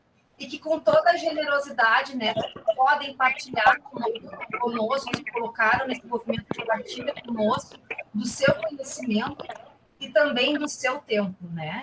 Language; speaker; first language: Portuguese; native; Portuguese